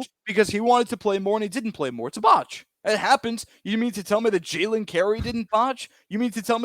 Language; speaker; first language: English; native; English